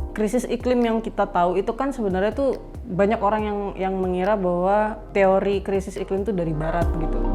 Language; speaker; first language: Indonesian; native; Indonesian